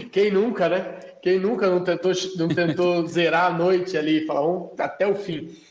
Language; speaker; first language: Portuguese; native; Portuguese